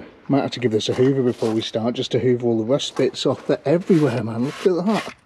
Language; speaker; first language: English; native; English